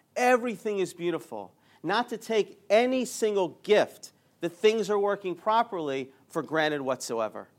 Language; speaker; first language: English; native; English